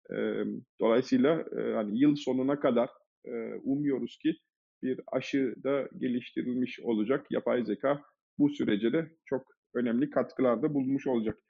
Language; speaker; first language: Turkish; early bilingual, heritage; Turkish